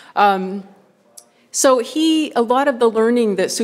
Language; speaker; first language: English; native; English